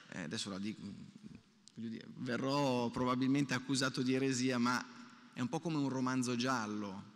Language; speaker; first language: Italian; native; Italian